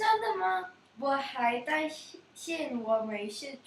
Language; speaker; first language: Chinese; non-native, learner; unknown